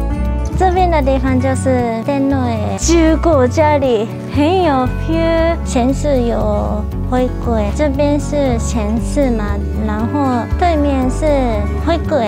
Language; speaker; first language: Chinese; non-native, fluent; Japanese